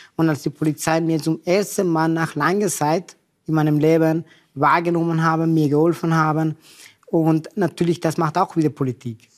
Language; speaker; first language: German; non-native, fluent; Persian